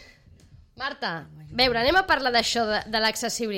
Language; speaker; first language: Catalan; native; Catalan